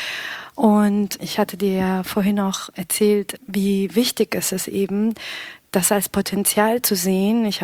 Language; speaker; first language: German; early bilingual, other home language; Pashto